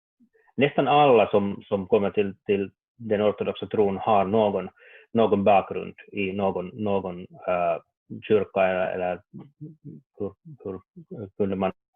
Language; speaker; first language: Swedish; non-native, learner; Finnish